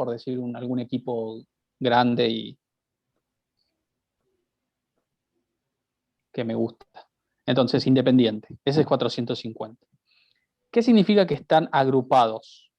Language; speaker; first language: Spanish; native; Spanish